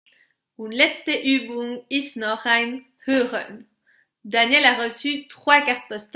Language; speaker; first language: German; non-native, local second language; French